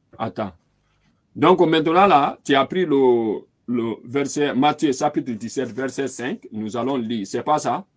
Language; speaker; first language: French; non-native, local second language; Lingala